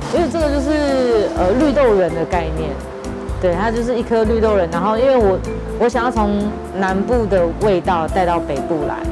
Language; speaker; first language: Chinese; native; Chinese